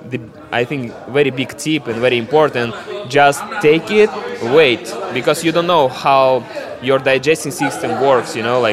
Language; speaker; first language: English; non-native, fluent; Russian